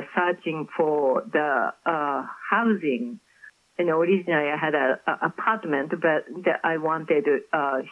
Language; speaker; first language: English; non-native, fluent; Japanese